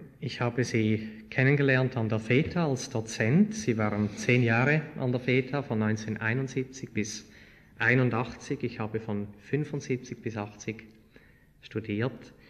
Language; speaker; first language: German; native; German